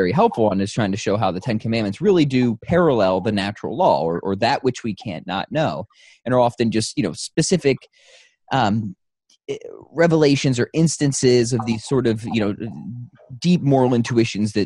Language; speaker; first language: English; native; English